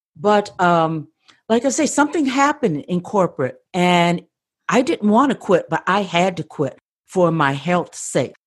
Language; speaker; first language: English; native; English